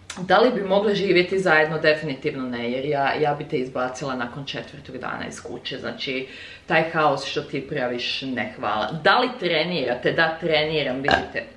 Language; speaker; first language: Serbian; early bilingual, heritage; Serbian